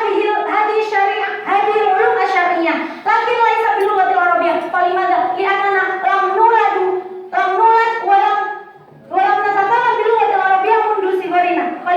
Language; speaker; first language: Arabic; non-native, learner; Indonesian